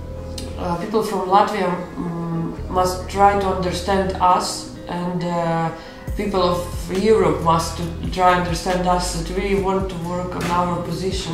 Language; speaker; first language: English; non-native, learner; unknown